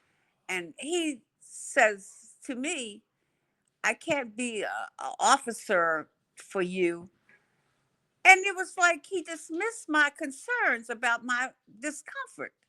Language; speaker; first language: English; native; English